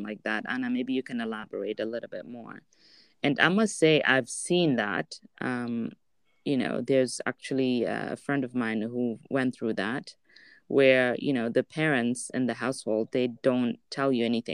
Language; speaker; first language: English; non-native, local second language; Wolof